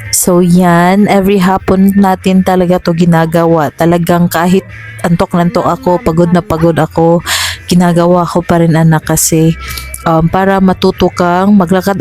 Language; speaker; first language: Filipino; non-native, local second language; Cebuano